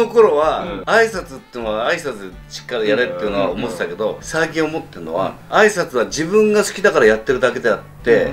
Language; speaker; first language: Japanese; native; Japanese